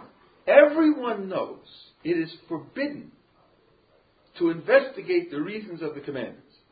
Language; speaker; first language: English; native; English